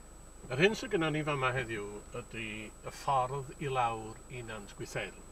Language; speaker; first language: Welsh; native; Welsh